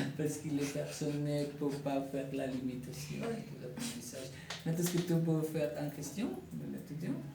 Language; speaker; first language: French; non-native, learner; Spanish